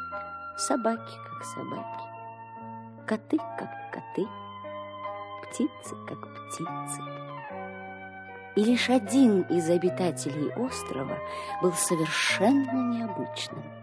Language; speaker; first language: Russian; native; Russian